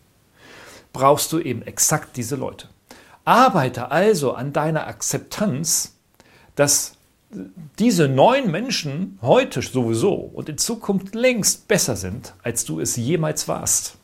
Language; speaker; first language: German; native; German